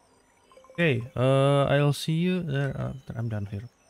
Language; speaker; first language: English; non-native, learner; Indonesian